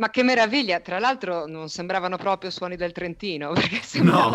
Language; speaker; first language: Italian; native; Italian